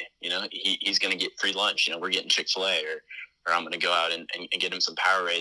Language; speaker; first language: English; native; English